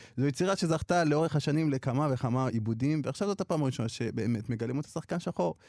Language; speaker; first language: Hebrew; early bilingual, other home language; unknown